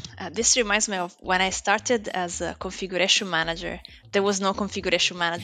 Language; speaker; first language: English; non-native, fluent; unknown